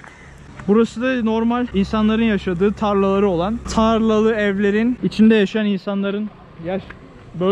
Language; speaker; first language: Turkish; native; Turkish